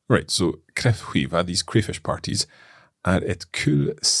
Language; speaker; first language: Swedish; non-native, learner; English